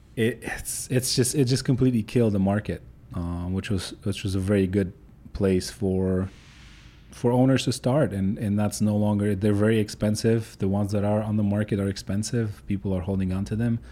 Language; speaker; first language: English; non-native, fluent; Polish